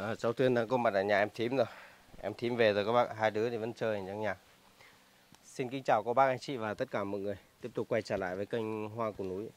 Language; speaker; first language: Vietnamese; non-native, local second language; Hmong